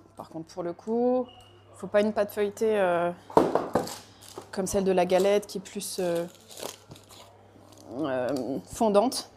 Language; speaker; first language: French; native; French